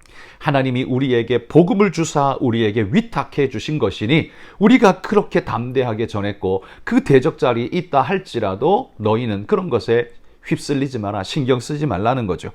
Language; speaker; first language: Korean; native; Korean